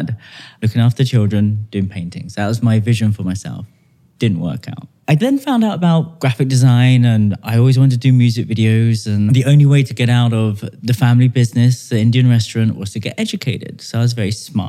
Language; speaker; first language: English; native; English